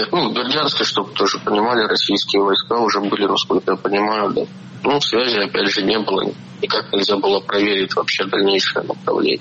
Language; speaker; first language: Russian; native; Russian